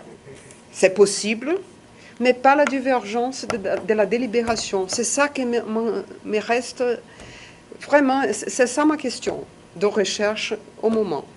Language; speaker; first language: French; non-native, fluent; Portuguese